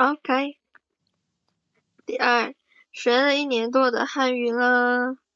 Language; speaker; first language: Chinese; non-native, fluent; Indonesian